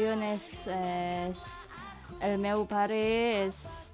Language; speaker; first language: Catalan; non-native, learner; Indonesian